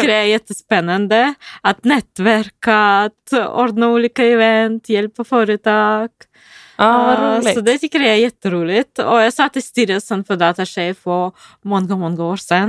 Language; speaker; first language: Swedish; non-native, fluent; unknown